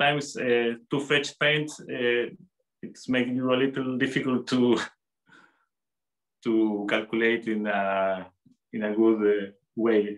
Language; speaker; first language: English; non-native, fluent; Spanish